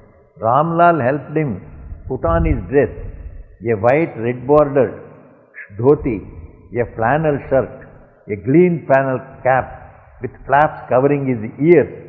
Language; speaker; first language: English; non-native, local second language; Tamil